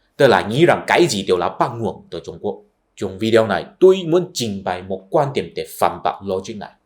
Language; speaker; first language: Vietnamese; non-native, fluent; Chinese